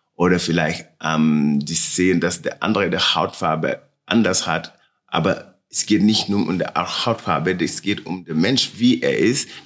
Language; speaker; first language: German; non-native, learner; Wolof